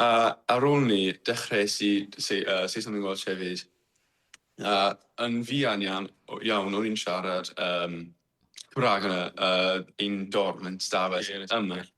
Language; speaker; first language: Welsh; non-native, learner; English